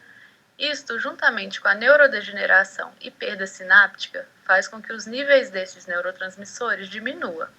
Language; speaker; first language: Portuguese; native; Portuguese